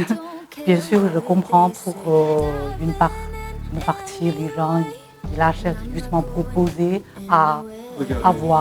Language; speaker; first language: French; non-native, fluent; Chinese